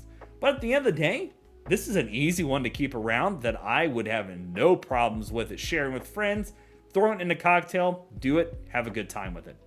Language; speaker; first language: English; native; English